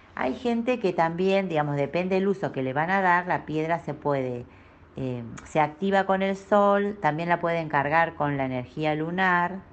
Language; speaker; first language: Spanish; native; Spanish